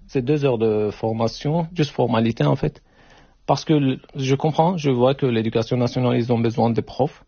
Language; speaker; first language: French; non-native, fluent; Turkish